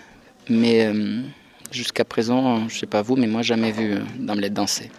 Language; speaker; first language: French; non-native, fluent; Russian